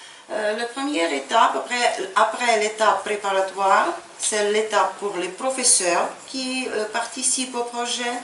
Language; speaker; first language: French; non-native, fluent; Ukrainian